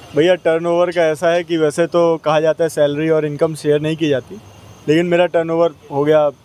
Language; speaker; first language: Hindi; native; Hindi